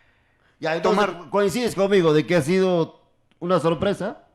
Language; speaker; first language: Spanish; native; Spanish